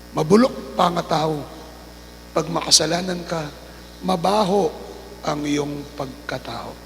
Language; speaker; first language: Filipino; non-native, local second language; Pampanga